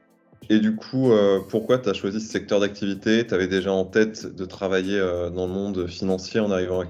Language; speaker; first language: French; native; French